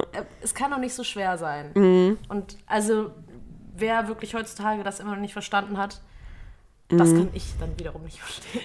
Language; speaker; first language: German; early bilingual, other home language; Vietnamese